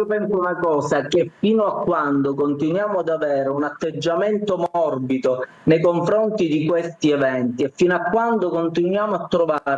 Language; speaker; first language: Italian; native; Italian